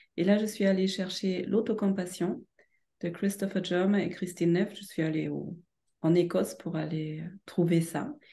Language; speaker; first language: French; non-native, fluent; German